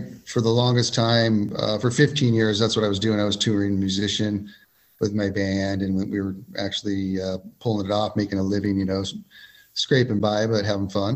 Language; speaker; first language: English; native; English